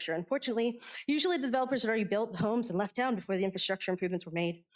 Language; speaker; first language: English; native; English